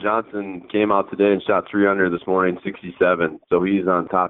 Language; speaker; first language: English; native; English